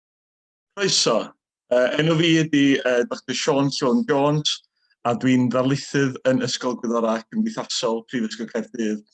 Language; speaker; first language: Welsh; native; Welsh